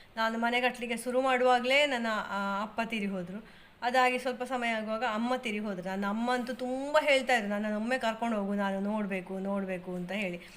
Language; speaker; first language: Kannada; native; Kannada